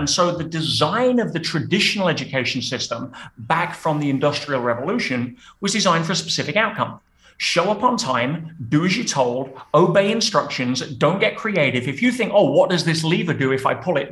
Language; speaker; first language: English; native; English